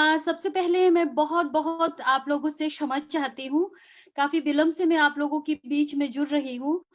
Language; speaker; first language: Hindi; non-native, local second language; Nyishi